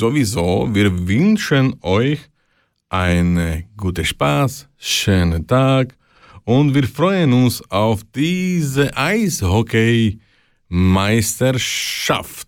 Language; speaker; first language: German; non-native, learner; Slovak